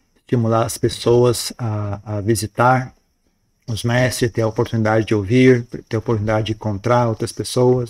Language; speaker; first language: Portuguese; native; Portuguese